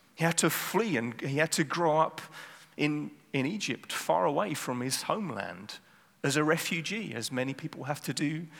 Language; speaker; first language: English; native; English